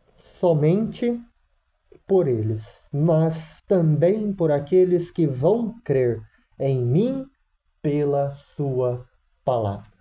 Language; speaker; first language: Portuguese; native; Portuguese